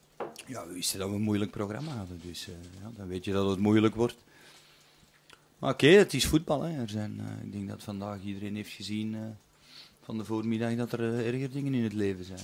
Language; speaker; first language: Dutch; native; Dutch